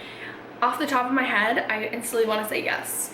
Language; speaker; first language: English; native; English